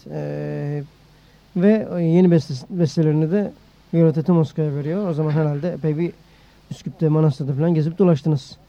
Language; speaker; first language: Turkish; native; Turkish